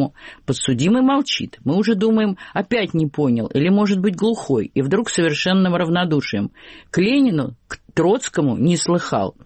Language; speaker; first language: Russian; native; Russian